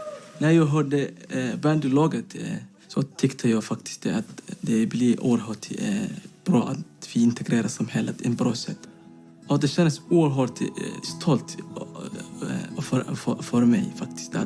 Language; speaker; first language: Swedish; non-native, fluent; Somali